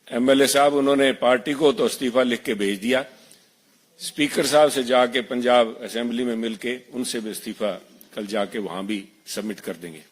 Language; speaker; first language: Urdu; non-native, local second language; Punjabi